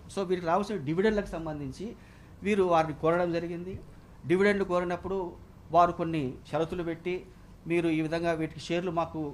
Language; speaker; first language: Telugu; native; Telugu